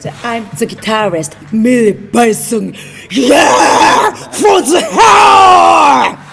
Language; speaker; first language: English; non-native, learner; Japanese